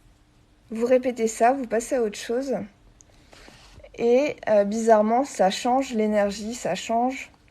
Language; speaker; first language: French; native; French